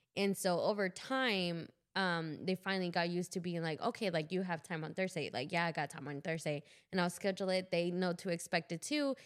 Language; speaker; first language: English; early bilingual, other home language; Spanish